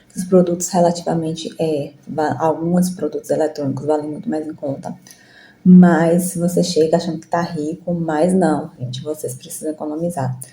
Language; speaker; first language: Portuguese; native; Portuguese